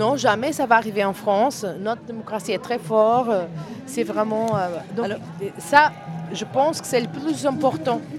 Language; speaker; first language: French; non-native, fluent; Portuguese